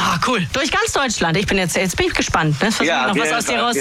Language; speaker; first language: German; native; German